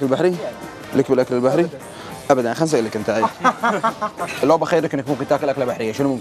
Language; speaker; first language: Arabic; native; Arabic